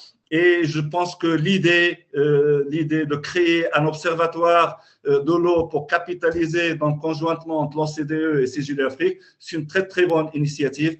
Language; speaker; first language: French; non-native, local second language; Arabic